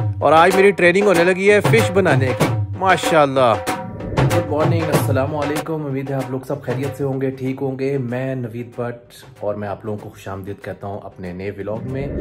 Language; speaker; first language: Urdu; non-native, local second language; Punjabi